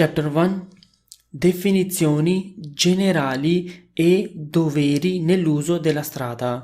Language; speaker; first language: Italian; non-native, fluent; Urdu